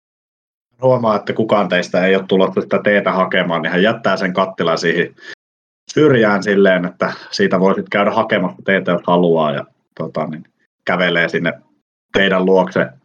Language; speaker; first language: Finnish; native; Finnish